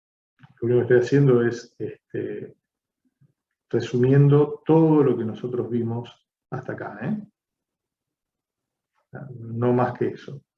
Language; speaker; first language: Spanish; native; Spanish